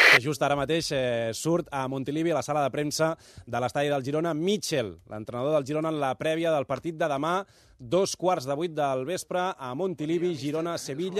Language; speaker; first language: Catalan; native; Catalan